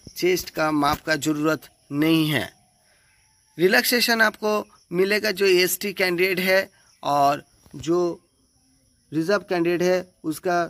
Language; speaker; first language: Hindi; non-native, local second language; Bangla